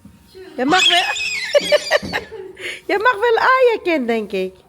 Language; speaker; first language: Dutch; non-native, learner; Filipino